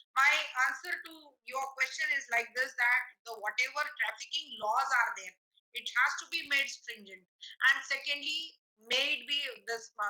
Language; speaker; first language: English; non-native, local second language; Marathi